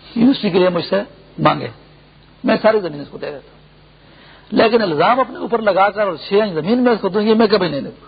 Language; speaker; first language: Urdu; non-native, local second language; Pashto